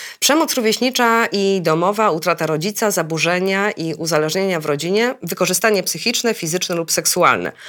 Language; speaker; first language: Polish; native; Polish